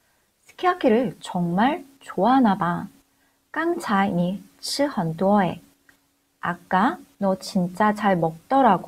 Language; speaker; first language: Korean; non-native, fluent; Chinese